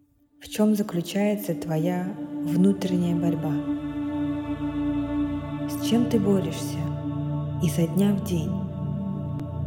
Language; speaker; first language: Russian; native; Russian